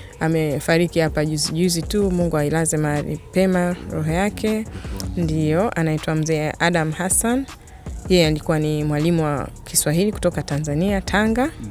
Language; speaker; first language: Swahili; native; Swahili